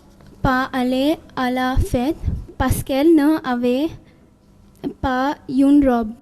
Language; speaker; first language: French; non-native, learner; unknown